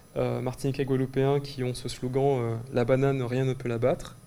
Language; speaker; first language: French; native; French